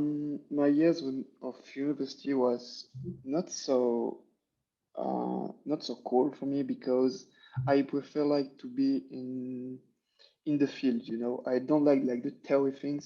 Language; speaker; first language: English; non-native, learner; French